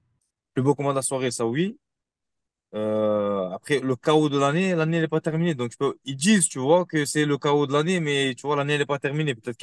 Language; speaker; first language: French; native; French